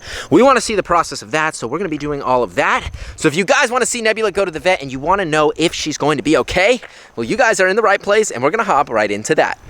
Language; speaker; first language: English; native; English